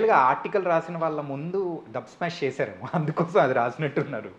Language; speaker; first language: Telugu; native; Telugu